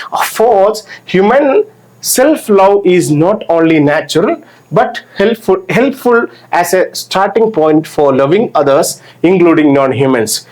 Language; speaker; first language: English; non-native, local second language; Malayalam